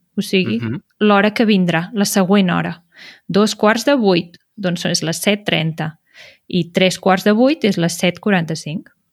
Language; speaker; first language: Catalan; native; Catalan